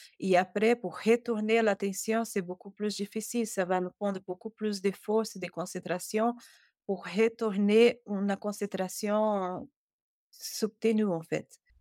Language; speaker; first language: French; non-native, fluent; Portuguese